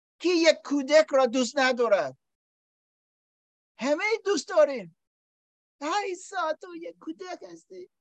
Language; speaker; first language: Persian; non-native, learner; English